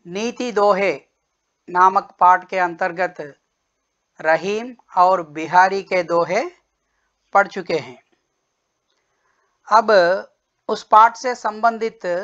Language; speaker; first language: Hindi; non-native, local second language; Telugu